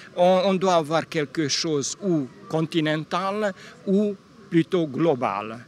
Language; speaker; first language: French; non-native, local second language; Hungarian